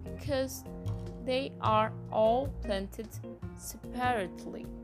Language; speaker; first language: English; non-native, fluent; Portuguese